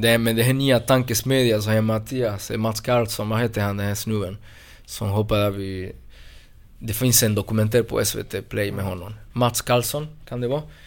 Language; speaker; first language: Swedish; non-native, fluent; Spanish